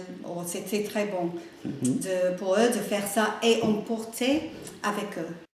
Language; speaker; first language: French; non-native, learner; English